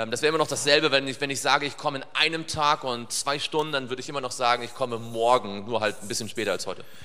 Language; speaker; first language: German; native; German